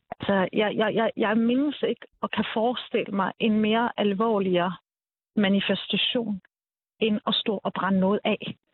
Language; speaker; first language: Danish; early bilingual, other home language; Arabic